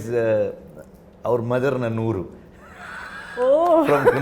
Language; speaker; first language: Telugu; non-native, learner; Kannada